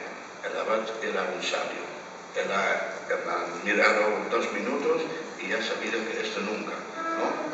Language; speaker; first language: Spanish; non-native, fluent; Dutch